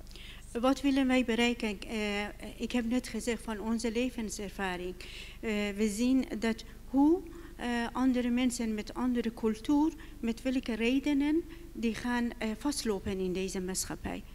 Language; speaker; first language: Dutch; non-native, learner; Persian